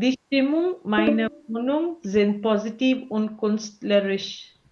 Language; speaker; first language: German; non-native, learner; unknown